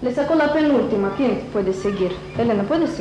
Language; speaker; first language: Spanish; non-native, fluent; Russian